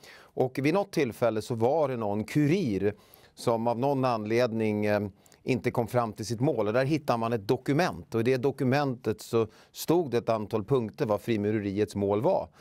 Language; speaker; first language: Swedish; native; Swedish